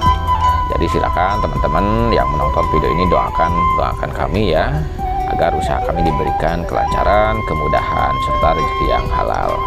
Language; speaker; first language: Indonesian; non-native, local second language; Sundanese